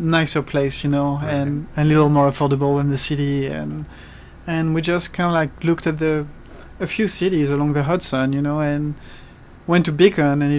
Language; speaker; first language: English; non-native, fluent; French